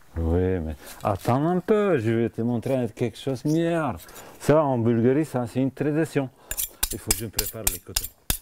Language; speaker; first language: French; non-native, fluent; Bulgarian